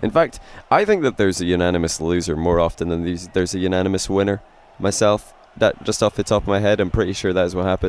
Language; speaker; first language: English; native; English